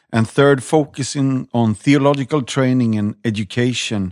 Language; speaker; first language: English; non-native, fluent; Swedish